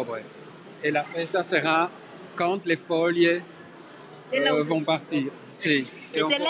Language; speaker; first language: Italian; non-native, learner; French